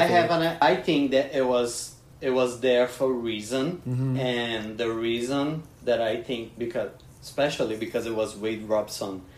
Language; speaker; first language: English; non-native, fluent; Portuguese